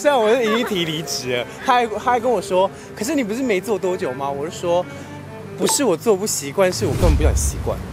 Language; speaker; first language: Chinese; early bilingual, other home language; Filipino